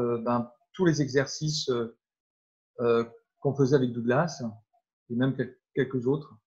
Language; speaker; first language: French; native; French